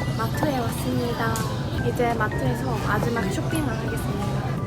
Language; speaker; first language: Korean; non-native, fluent; Japanese